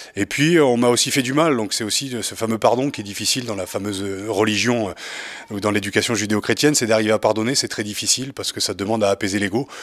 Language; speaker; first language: French; native; French